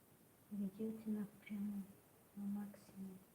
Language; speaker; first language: Russian; non-native, learner; Tajik